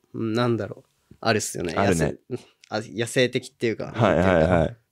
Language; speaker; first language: Japanese; native; Japanese